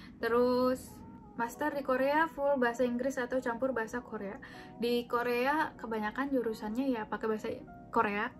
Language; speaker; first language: Indonesian; native; Indonesian